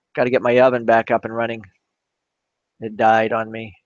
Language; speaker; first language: English; native; English